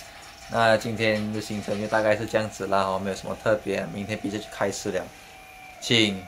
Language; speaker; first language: Chinese; native; Chinese